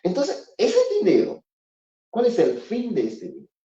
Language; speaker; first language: Spanish; non-native, fluent; Haitian Creole